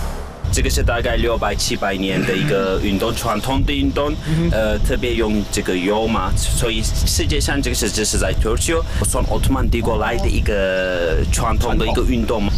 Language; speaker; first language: Chinese; non-native, fluent; Turkish